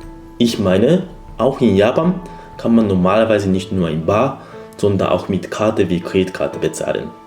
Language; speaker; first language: German; non-native, fluent; Japanese